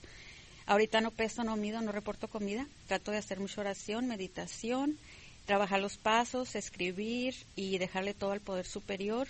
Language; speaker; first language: Spanish; native; Spanish